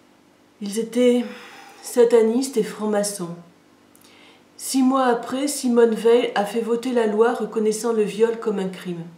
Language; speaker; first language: French; native; French